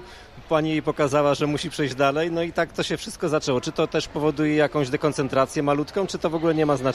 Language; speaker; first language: Polish; native; Polish